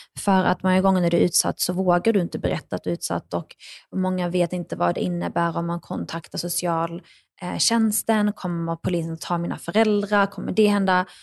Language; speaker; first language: Swedish; early bilingual, other home language; Arabic